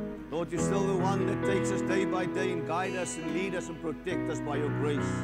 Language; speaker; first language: English; non-native, local second language; Afrikaans